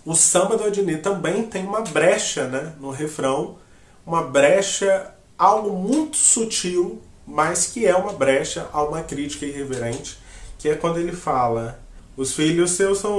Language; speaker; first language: Portuguese; native; Portuguese